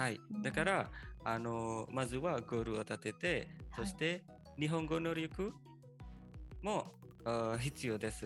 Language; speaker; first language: Japanese; non-native, fluent; Indonesian